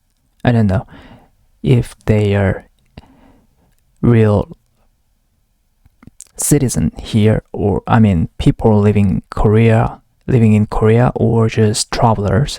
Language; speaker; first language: English; non-native, learner; Korean